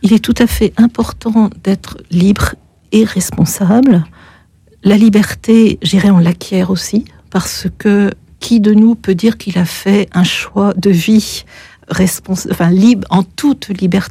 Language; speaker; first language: French; native; French